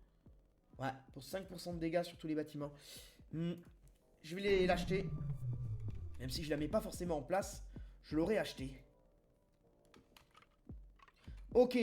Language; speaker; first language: French; native; French